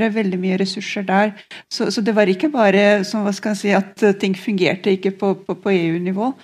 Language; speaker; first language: Norwegian; non-native, fluent; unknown